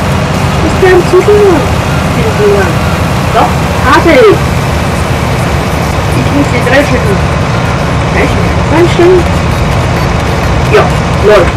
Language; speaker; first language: German; native; German